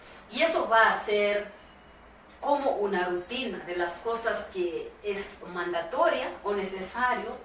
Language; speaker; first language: Spanish; non-native, fluent; Swahili